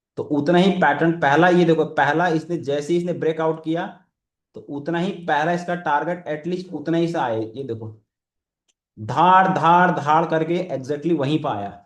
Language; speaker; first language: Hindi; native; Hindi